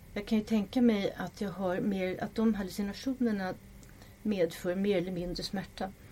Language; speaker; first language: Swedish; non-native, fluent; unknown